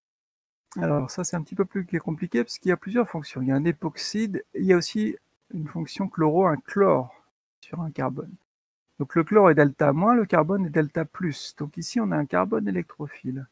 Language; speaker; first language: French; native; French